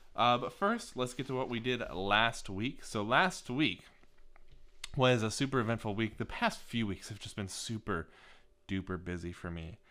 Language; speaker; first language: English; native; English